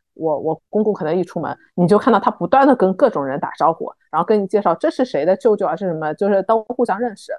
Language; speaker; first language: Chinese; native; Chinese